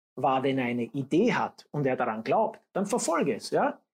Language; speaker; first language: German; early bilingual, other home language; English